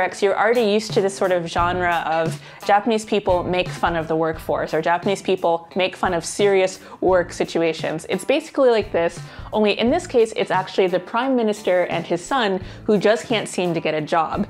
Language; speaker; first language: English; native; English